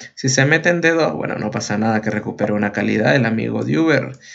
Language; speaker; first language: Spanish; native; Spanish